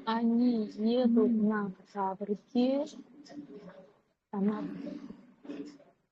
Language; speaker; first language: Russian; non-native, learner; Uzbek